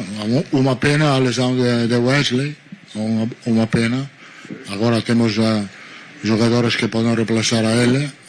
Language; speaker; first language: Portuguese; non-native, learner; Italian